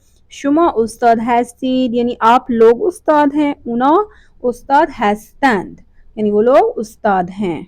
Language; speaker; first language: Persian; non-native, fluent; Urdu